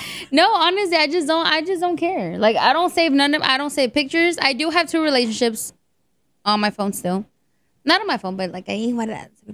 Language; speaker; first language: English; early bilingual, other home language; Spanish